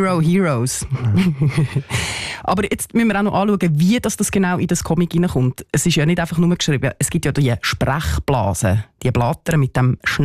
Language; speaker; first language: German; native; German